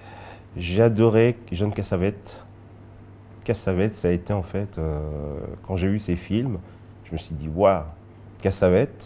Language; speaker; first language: French; early bilingual, other home language; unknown